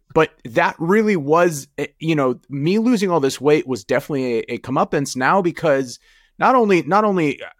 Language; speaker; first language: English; native; English